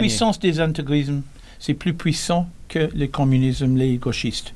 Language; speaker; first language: French; non-native, learner; English